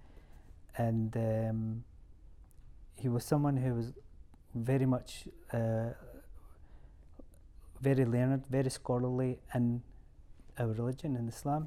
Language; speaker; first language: English; native; English